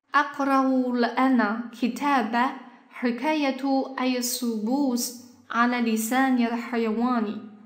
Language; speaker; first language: Arabic; non-native, fluent; Chinese